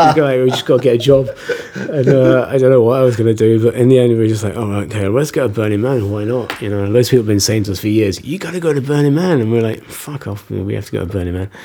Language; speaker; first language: English; native; English